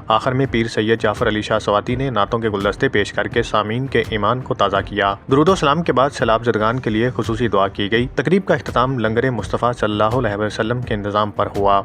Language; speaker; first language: Urdu; native; Urdu